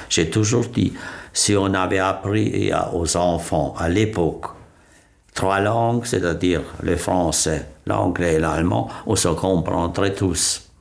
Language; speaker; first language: French; non-native, local second language; Swiss German